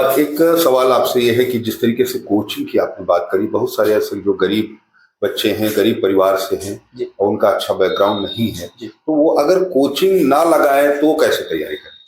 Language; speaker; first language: Hindi; native; Hindi